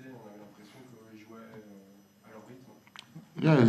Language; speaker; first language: French; native; French